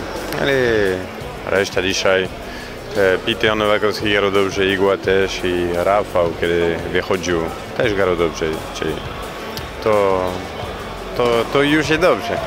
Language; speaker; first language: Polish; non-native, learner; French